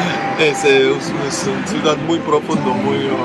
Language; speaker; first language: Spanish; non-native, learner; Turkish